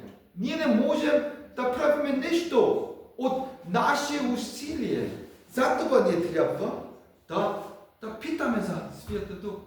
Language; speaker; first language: Bulgarian; non-native, learner; Korean